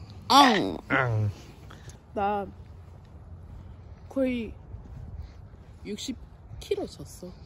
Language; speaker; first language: Korean; non-native, fluent; English